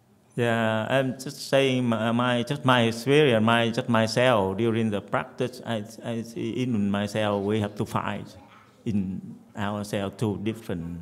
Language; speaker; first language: English; non-native, fluent; Vietnamese